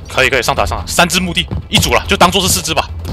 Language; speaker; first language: Chinese; native; Chinese